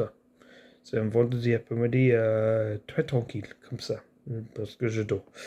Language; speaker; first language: French; non-native, learner; English